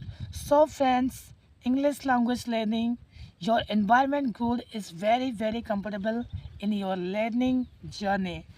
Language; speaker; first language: English; non-native, learner; Hindi